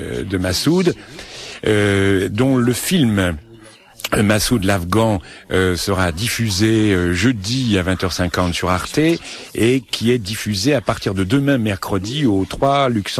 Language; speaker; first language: French; native; French